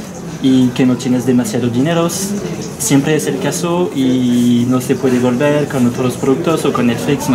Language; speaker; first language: Spanish; non-native, learner; French